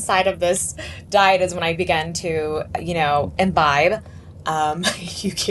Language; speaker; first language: English; native; English